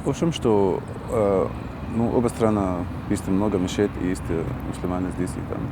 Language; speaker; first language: Russian; non-native, learner; Arabic